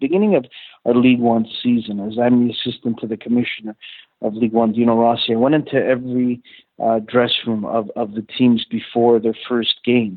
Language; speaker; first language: English; native; English